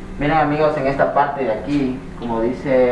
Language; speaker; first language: Spanish; native; Spanish